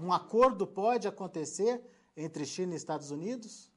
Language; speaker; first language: Portuguese; native; Portuguese